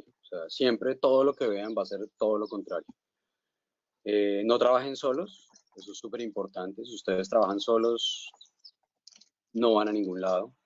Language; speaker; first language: Spanish; native; Spanish